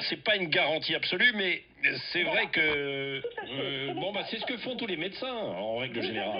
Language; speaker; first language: French; native; French